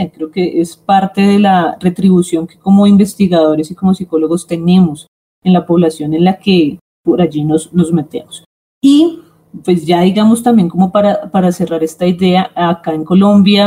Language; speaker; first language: Spanish; native; Spanish